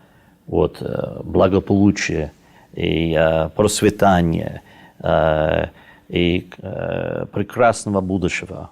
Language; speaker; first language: Russian; non-native, fluent; English